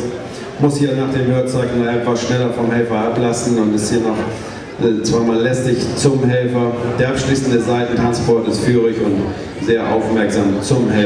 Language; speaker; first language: German; native; German